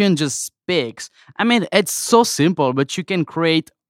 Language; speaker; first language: English; non-native, fluent; French